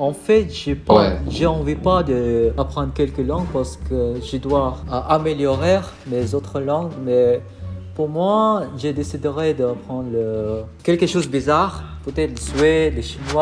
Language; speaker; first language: French; non-native, learner; Filipino